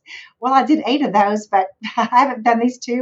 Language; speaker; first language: English; native; English